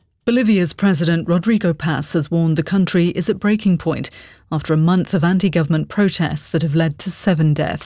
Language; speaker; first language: English; native; English